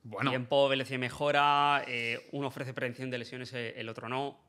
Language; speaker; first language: Spanish; native; Spanish